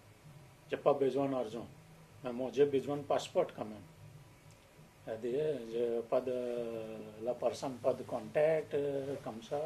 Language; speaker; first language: French; non-native, learner; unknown